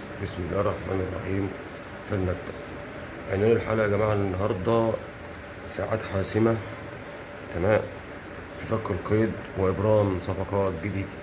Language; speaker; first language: Arabic; native; Arabic